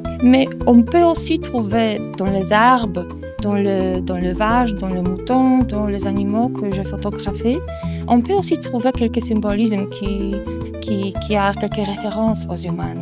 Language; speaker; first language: French; non-native, fluent; Polish